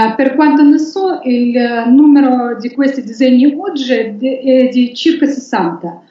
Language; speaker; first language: Italian; non-native, learner; Russian